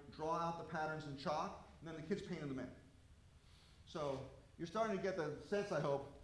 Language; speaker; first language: English; native; English